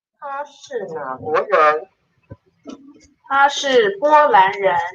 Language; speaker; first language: Chinese; non-native, learner; Polish